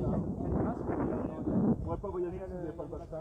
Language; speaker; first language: French; native; French